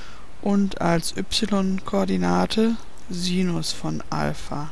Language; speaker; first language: German; native; German